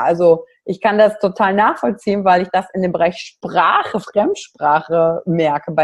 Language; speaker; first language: German; native; German